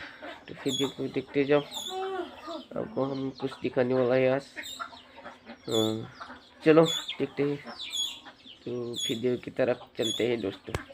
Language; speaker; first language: Hindi; non-native, local second language; Bodo